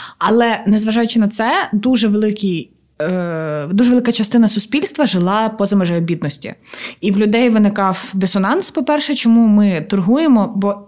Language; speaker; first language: Ukrainian; native; Ukrainian